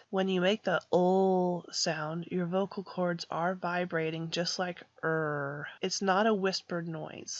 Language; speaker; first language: English; native; English